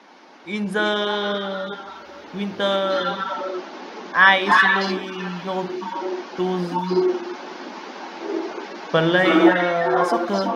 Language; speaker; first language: English; non-native, learner; Vietnamese